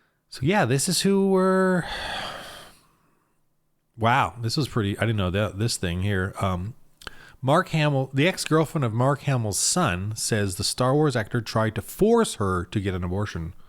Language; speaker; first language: English; native; English